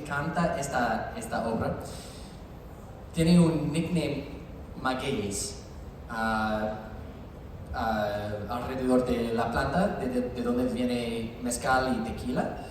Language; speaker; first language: Spanish; non-native, learner; English